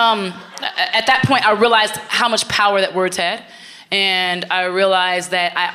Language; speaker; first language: English; native; English